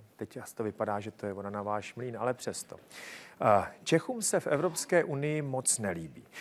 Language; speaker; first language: Czech; native; Czech